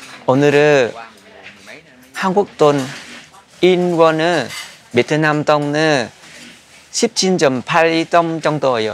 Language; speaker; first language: Korean; non-native, learner; Vietnamese